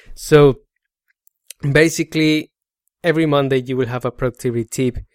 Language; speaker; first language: English; non-native, fluent; Spanish